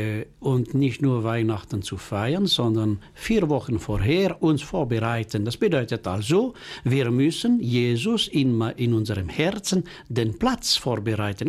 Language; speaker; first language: German; non-native, local second language; French